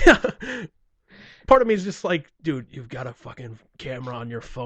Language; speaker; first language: English; native; English